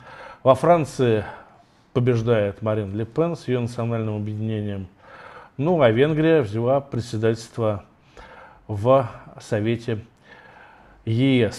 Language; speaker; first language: Russian; native; Russian